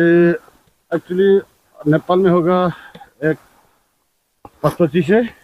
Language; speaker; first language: Hindi; non-native, local second language; Nepali